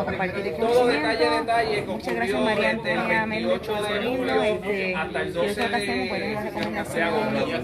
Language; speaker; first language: Spanish; native; Spanish